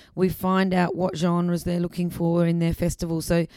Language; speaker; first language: English; native; English